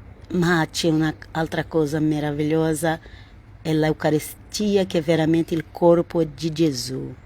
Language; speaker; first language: Italian; non-native, learner; Portuguese